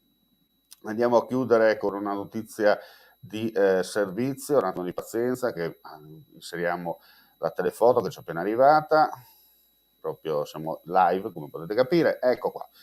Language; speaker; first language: Italian; native; Italian